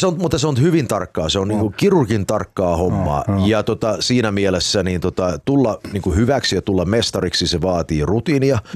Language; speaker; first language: Finnish; early bilingual, heritage; Finnish